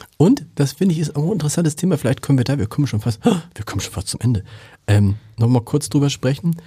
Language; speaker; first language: German; native; German